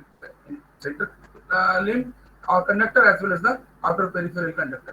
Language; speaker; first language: English; non-native, local second language; Bangla